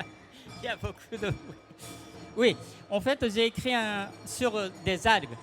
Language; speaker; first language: French; non-native, fluent; Japanese